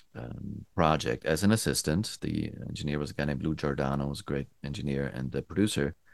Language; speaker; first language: English; non-native, fluent; German